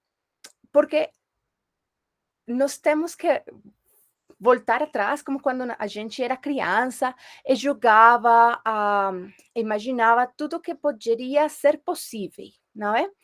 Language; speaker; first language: Portuguese; non-native, fluent; Spanish